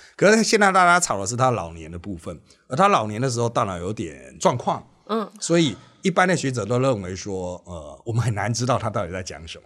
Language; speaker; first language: Chinese; native; Chinese